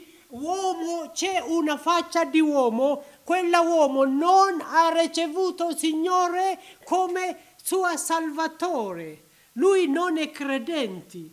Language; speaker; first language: Italian; non-native, learner; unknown